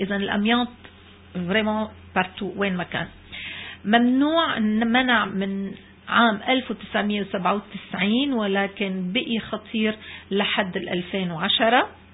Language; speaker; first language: Arabic; native; Arabic